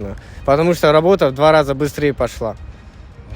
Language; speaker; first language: Russian; native; Russian